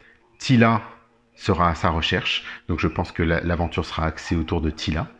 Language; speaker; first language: French; native; French